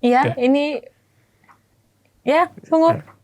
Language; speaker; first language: Indonesian; non-native, learner; German